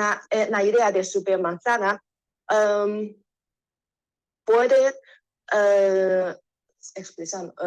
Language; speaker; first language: Spanish; non-native, learner; Chinese